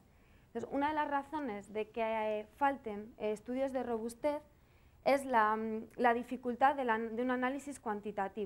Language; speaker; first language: Spanish; native; Spanish